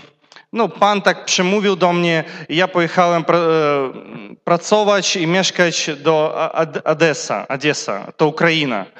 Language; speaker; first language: Polish; non-native, learner; Russian